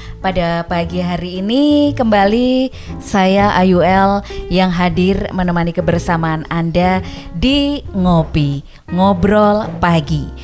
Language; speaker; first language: Indonesian; native; Indonesian